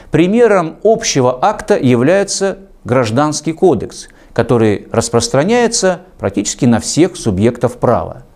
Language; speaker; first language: Russian; native; Russian